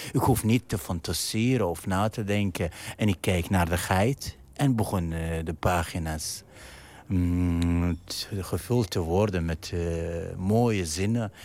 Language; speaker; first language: Dutch; non-native, fluent; Arabic